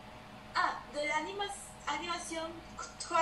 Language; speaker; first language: French; non-native, learner; Spanish